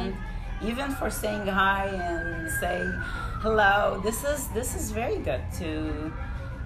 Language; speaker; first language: English; non-native, fluent; Arabic